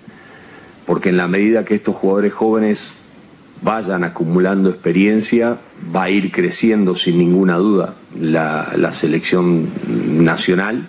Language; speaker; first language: Spanish; native; Spanish